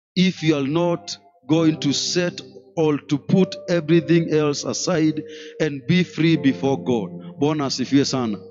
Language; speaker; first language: English; non-native, local second language; Swahili